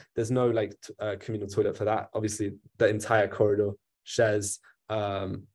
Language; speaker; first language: English; native; English